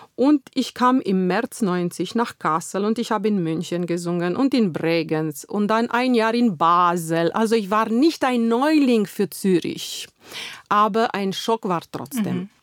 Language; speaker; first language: German; non-native, fluent; Romanian